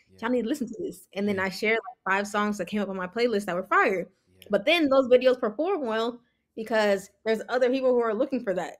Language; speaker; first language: English; early bilingual, other home language; Yoruba